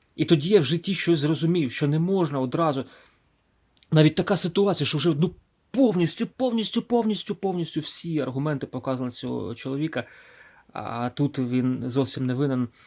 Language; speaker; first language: Ukrainian; non-native, local second language; Russian